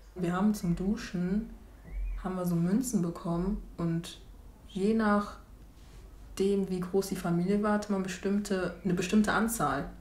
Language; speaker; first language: German; early bilingual, other home language; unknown